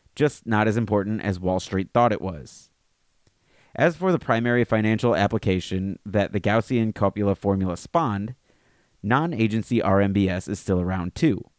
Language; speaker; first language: English; native; English